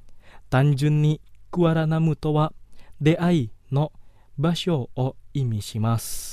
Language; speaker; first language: Japanese; non-native, fluent; Indonesian